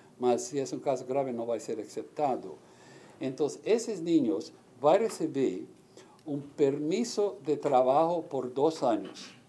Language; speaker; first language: Spanish; early bilingual, heritage; Portuguese